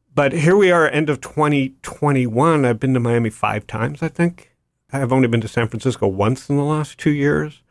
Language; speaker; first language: English; native; English